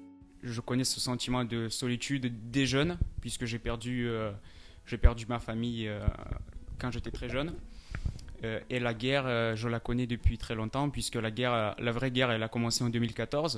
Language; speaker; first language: French; non-native, fluent; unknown